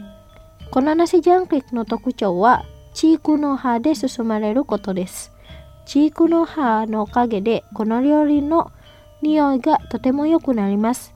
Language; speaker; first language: Japanese; non-native, fluent; Indonesian